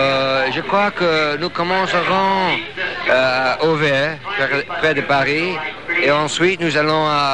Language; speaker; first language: French; non-native, fluent; English